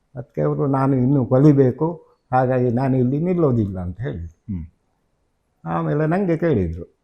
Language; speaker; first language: Kannada; non-native, local second language; Konkani